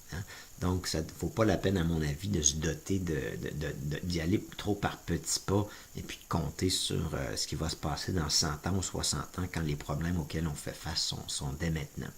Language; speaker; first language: French; native; French